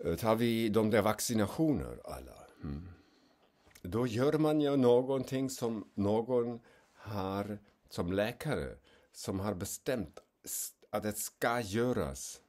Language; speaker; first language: Swedish; non-native, fluent; German